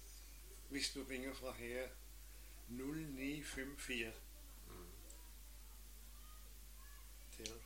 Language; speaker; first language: Norwegian; non-native, learner; German